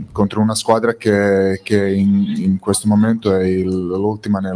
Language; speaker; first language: Italian; non-native, fluent; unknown